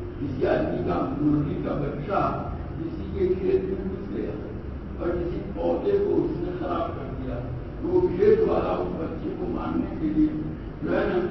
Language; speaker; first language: Urdu; non-native, local second language; Gujarati